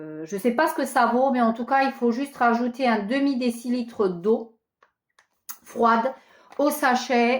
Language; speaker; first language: French; native; French